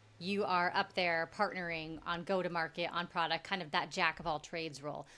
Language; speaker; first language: English; native; English